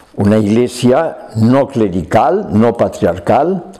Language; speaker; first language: Spanish; native; Spanish